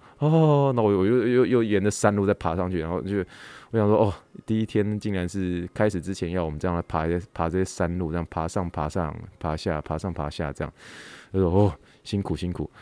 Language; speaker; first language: Chinese; native; Chinese